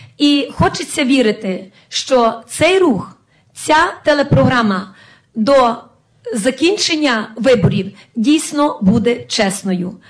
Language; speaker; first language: Ukrainian; native; Ukrainian